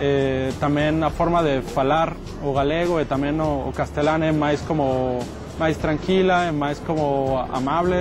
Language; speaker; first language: Galician; non-native, learner; Spanish